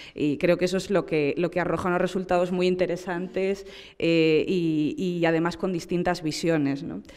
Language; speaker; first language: Spanish; native; Spanish